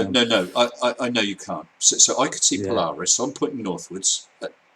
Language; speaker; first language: English; native; English